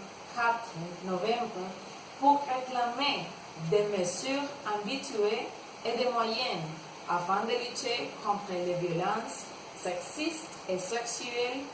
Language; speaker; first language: French; non-native, learner; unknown